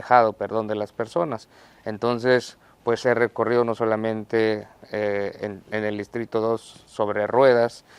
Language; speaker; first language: Spanish; native; Spanish